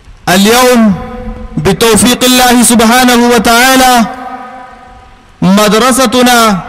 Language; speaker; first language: Arabic; non-native, fluent; Malayalam